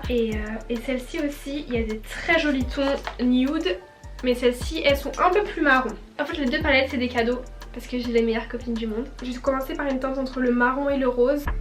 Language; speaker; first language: French; native; French